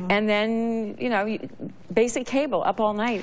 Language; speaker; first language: English; native; English